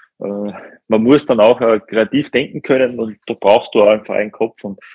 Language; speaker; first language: German; native; German